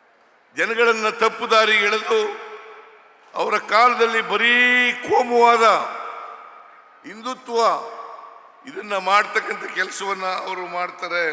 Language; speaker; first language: Kannada; native; Kannada